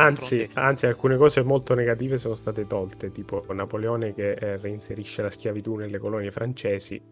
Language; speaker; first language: Italian; native; Italian